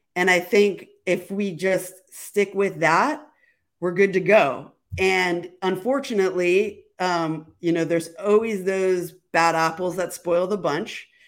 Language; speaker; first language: English; native; English